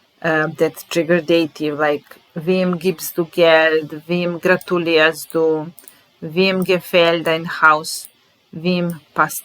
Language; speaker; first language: German; non-native, fluent; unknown